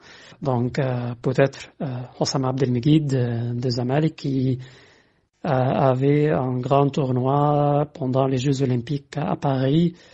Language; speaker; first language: French; non-native, fluent; Arabic